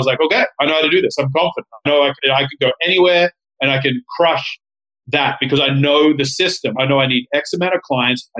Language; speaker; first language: English; native; English